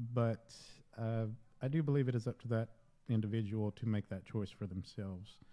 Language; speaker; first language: English; native; English